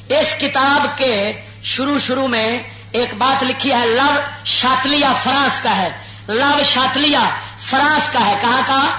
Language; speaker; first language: Urdu; non-native, local second language; Punjabi